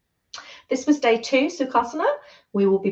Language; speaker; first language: English; native; English